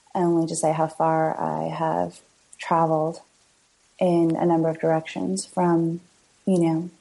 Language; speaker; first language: English; native; English